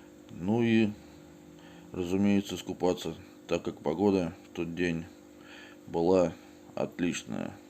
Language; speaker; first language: Russian; native; Russian